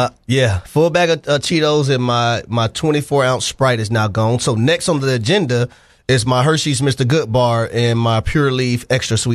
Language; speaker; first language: English; native; English